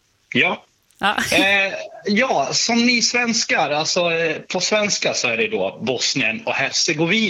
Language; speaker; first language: Swedish; early bilingual, other home language; Bosnian